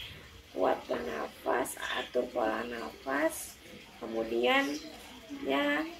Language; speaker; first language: Indonesian; native; Indonesian